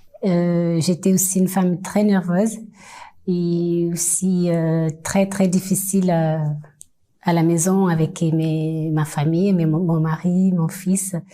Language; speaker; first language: French; non-native, fluent; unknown